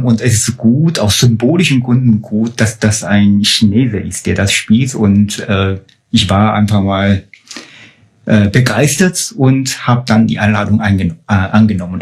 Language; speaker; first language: German; non-native, fluent; Chinese